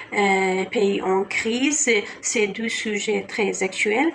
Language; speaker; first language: French; non-native, fluent; Kurdish